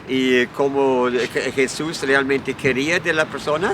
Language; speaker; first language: Spanish; non-native, fluent; English